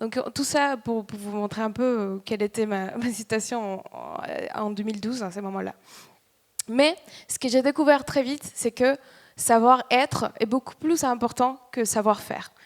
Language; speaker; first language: French; non-native, fluent; Spanish